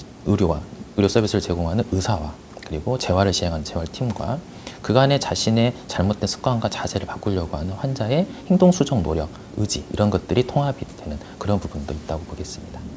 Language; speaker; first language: Korean; native; Korean